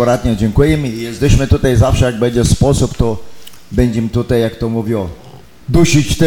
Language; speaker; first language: Polish; early bilingual, heritage; Polish